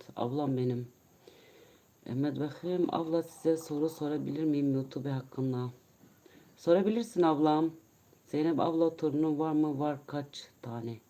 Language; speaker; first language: Turkish; native; Turkish